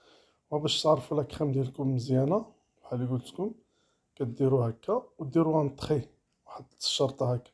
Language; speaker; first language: Arabic; native; Arabic